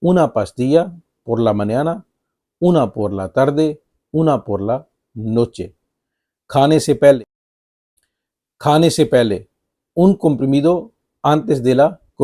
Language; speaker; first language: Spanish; non-native, fluent; Urdu